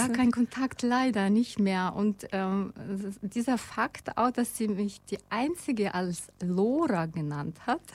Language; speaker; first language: German; non-native, fluent; Russian